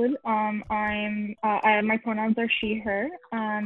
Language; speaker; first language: English; native; English